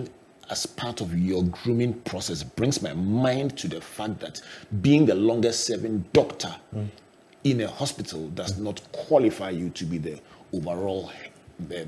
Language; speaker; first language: English; non-native, local second language; Akan